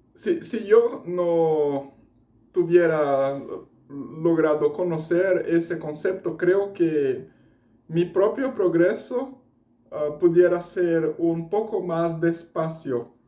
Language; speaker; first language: Spanish; non-native, fluent; Portuguese